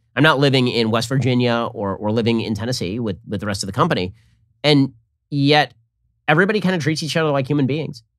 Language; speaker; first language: English; native; English